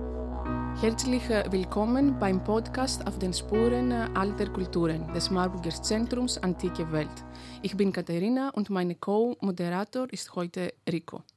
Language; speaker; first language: German; non-native, fluent; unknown